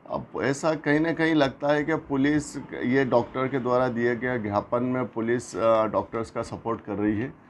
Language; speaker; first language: Hindi; native; Hindi